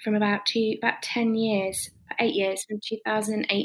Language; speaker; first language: English; native; English